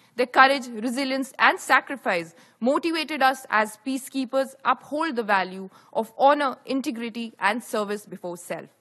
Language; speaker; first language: English; non-native, local second language; Hindi